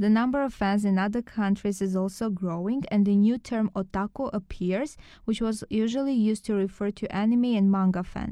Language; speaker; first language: English; non-native, learner; Lithuanian